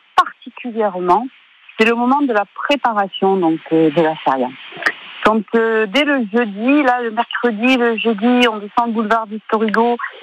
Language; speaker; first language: French; native; French